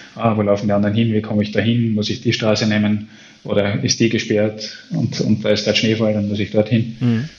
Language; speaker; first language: German; native; German